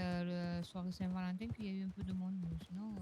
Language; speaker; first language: French; native; French